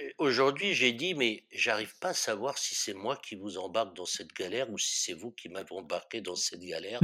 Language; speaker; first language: French; early bilingual, other home language; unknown